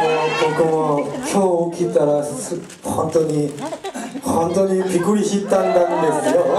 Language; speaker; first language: Japanese; non-native, learner; Korean